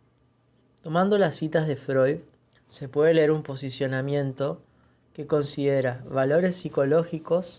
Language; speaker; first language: Spanish; native; Spanish